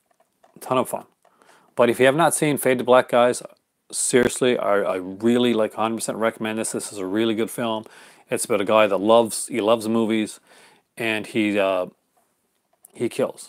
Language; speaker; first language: English; native; English